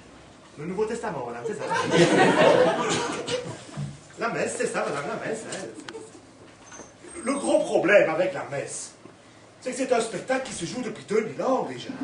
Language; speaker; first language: French; native; French